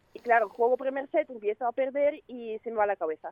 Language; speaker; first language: Spanish; non-native, fluent; Russian